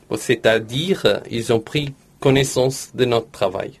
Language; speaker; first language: French; non-native, learner; Portuguese